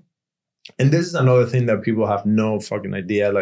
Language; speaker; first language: English; non-native, fluent; Spanish